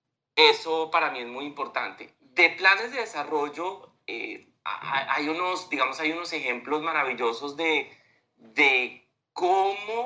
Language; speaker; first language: Spanish; native; Spanish